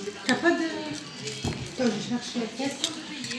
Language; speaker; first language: French; non-native, fluent; Arabic